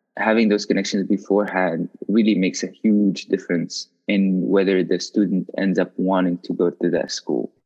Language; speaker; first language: English; non-native, fluent; Arabic